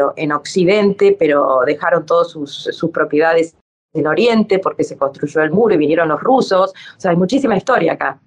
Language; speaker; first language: Spanish; native; Spanish